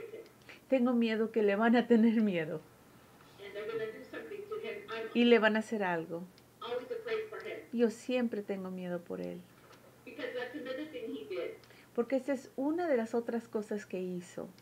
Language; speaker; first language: Spanish; early bilingual, heritage; Spanish